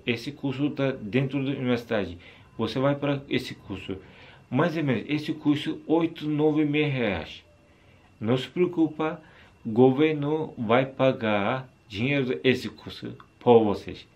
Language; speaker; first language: Portuguese; non-native, learner; Turkish